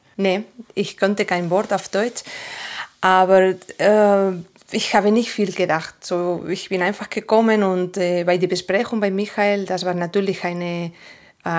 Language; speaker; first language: German; non-native, fluent; Spanish